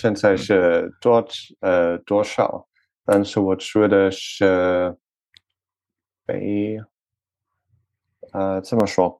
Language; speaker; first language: Chinese; non-native, learner; French